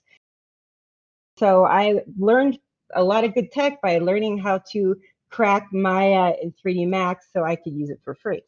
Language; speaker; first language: English; native; English